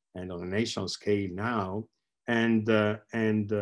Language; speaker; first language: English; non-native, fluent; Italian